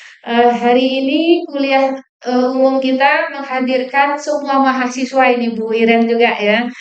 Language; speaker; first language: Indonesian; native; Indonesian